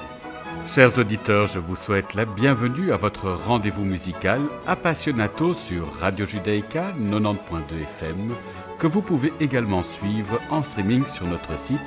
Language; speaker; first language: French; native; French